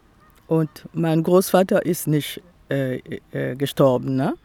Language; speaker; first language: German; non-native, fluent; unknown